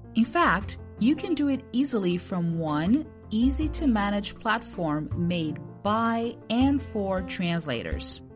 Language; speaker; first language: English; non-native, fluent; Portuguese